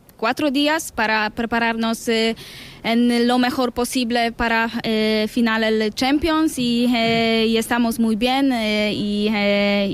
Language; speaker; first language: Spanish; non-native, learner; Polish